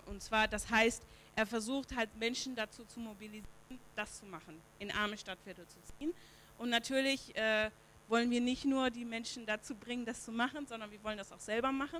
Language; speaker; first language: German; native; German